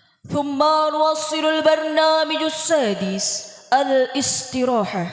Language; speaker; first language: Arabic; non-native, learner; Indonesian